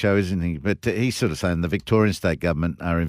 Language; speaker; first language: English; native; English